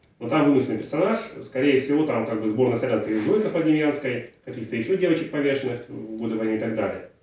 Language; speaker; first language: Russian; native; Russian